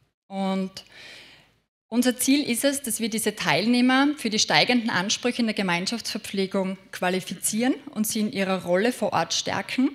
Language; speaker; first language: German; native; German